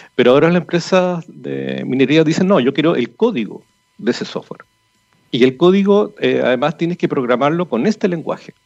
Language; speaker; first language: Spanish; native; Spanish